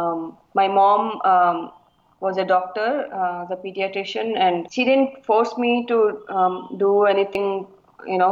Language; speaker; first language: English; non-native, local second language; Kannada